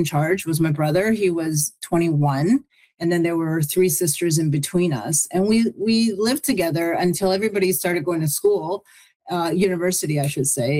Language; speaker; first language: English; native; English